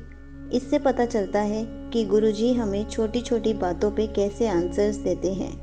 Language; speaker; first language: Hindi; native; Hindi